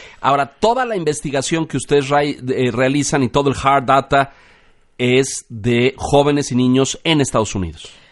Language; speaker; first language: Spanish; native; Spanish